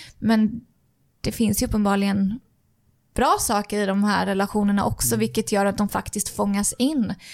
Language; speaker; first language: Swedish; native; Swedish